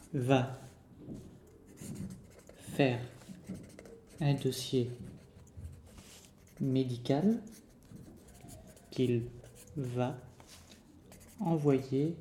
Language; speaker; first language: French; native; French